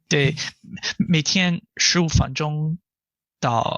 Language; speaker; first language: Chinese; non-native, fluent; English